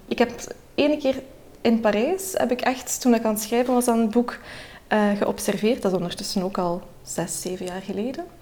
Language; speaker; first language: Dutch; native; Dutch